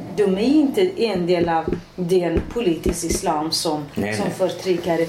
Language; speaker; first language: Swedish; non-native, fluent; Persian